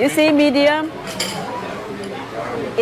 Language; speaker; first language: English; non-native, learner; Vietnamese